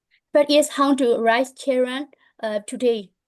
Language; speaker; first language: English; non-native, learner; Burmese